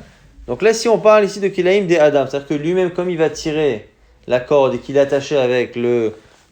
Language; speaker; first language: French; native; French